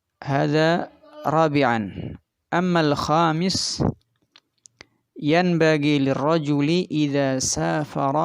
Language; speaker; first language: Arabic; non-native, fluent; Indonesian